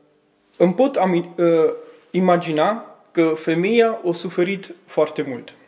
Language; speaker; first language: Romanian; early bilingual, heritage; Romanian